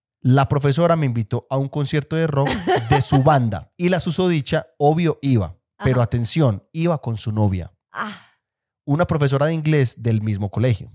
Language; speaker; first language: Spanish; native; Spanish